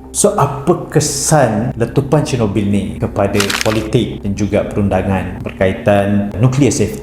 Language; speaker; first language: Malay; native; Malay